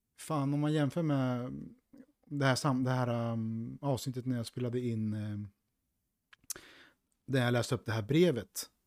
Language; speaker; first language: Swedish; native; Swedish